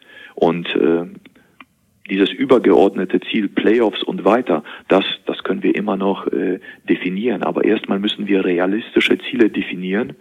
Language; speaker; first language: German; native; German